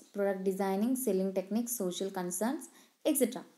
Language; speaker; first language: English; non-native, local second language; Malayalam